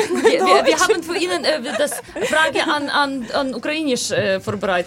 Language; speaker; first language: German; non-native, learner; Ukrainian